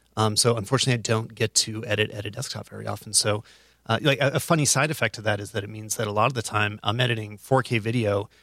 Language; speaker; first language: English; native; English